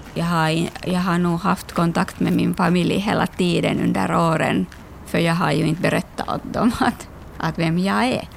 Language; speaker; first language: Swedish; non-native, local second language; Finnish